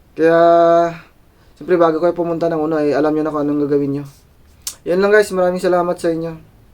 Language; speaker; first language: Filipino; non-native, local second language; Cebuano